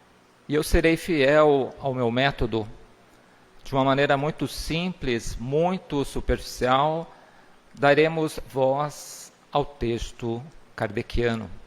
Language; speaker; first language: Portuguese; native; Portuguese